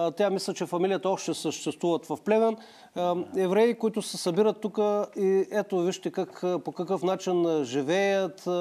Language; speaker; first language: Bulgarian; native; Bulgarian